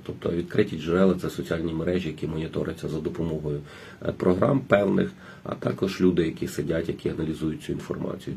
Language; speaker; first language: Ukrainian; native; Ukrainian